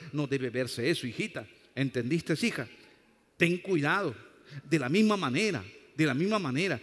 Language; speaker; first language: Spanish; native; Spanish